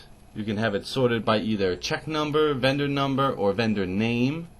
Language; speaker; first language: English; native; English